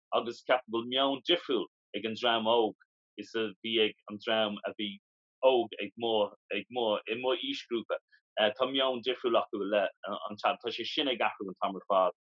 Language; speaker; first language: Irish; non-native, local second language; English